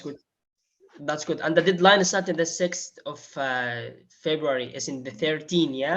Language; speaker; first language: English; non-native, learner; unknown